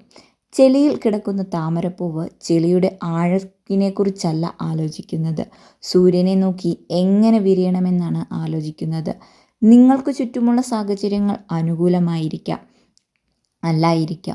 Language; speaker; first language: Malayalam; native; Malayalam